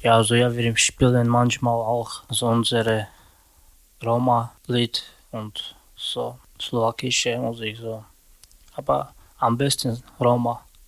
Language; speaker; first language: German; non-native, learner; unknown